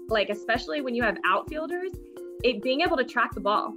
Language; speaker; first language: English; native; English